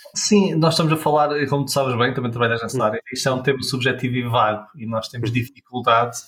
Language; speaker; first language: Portuguese; native; Portuguese